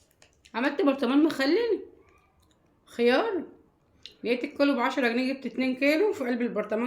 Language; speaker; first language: Arabic; native; Arabic